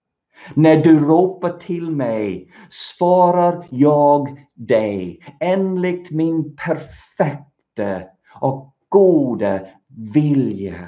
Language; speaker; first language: Swedish; non-native, fluent; English